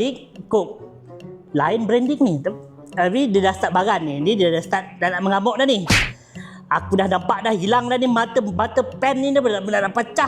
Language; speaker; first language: Malay; native; Malay